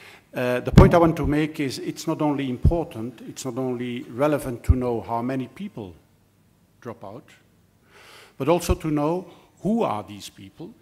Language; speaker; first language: English; non-native, fluent; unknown